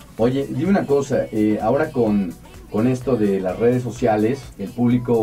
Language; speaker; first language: Spanish; native; Spanish